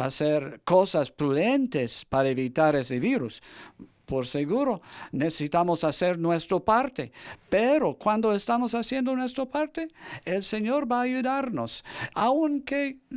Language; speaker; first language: Spanish; non-native, fluent; English